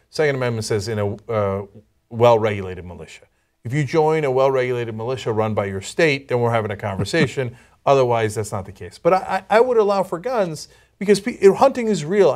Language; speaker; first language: English; non-native, fluent; Turkish